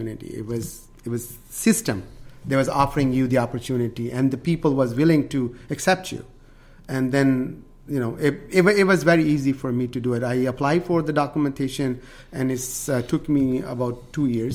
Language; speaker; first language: English; non-native, local second language; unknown